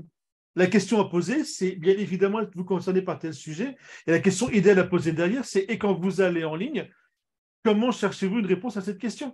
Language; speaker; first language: French; native; French